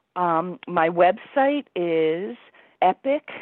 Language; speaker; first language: English; native; English